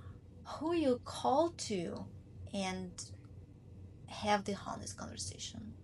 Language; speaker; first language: English; non-native, learner; Ukrainian